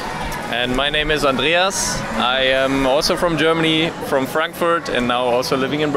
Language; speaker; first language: English; non-native, fluent; German